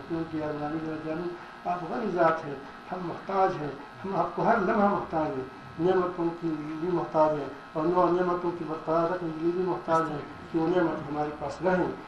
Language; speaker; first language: Urdu; non-native, local second language; Pashto